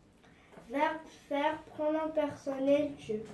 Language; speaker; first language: French; non-native, learner; Arabic